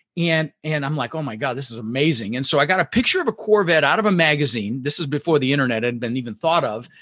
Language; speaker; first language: English; early bilingual, other home language; Dutch